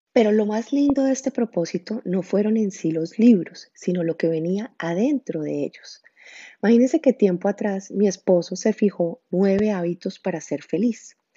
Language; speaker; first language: Spanish; native; Spanish